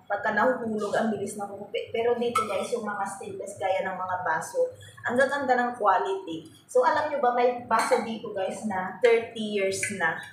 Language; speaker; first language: Filipino; native; Filipino